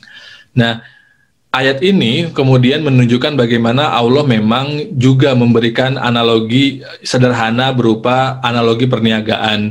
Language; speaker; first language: Indonesian; native; Indonesian